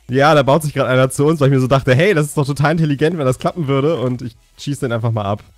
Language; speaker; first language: German; native; German